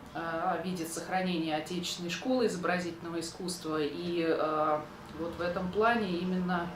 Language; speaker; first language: Russian; native; Russian